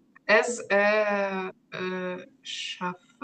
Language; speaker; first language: English; non-native, learner; Russian